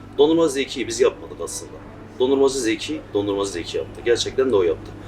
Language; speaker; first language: Turkish; native; Turkish